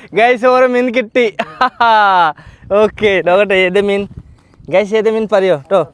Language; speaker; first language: Malayalam; non-native, learner; Bangla